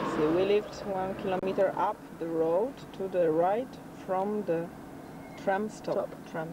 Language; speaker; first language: English; non-native, learner; Polish